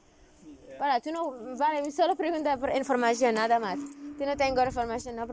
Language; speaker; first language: Spanish; non-native, learner; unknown